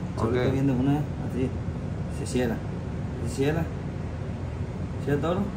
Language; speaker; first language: Spanish; non-native, learner; Chinese